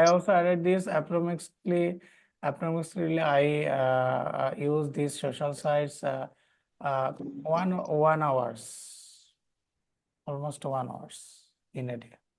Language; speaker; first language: English; non-native, learner; Bangla